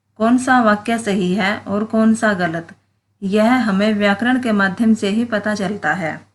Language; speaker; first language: Hindi; native; Hindi